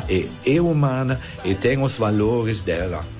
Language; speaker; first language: Portuguese; non-native, fluent; German